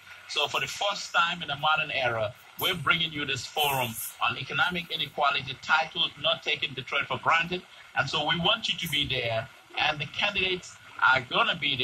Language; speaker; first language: English; native; English